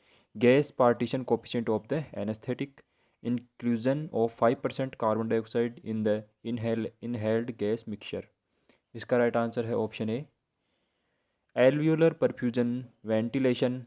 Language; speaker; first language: Hindi; native; Hindi